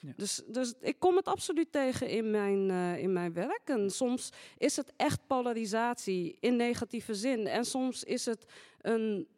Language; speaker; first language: Dutch; native; Dutch